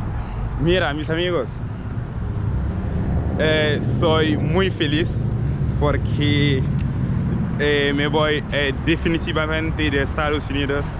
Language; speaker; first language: Spanish; non-native, learner; French